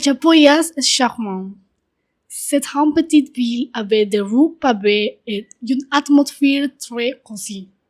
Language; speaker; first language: French; non-native, learner; Spanish